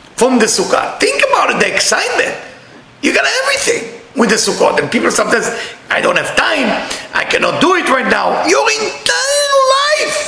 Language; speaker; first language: English; non-native, learner; Hebrew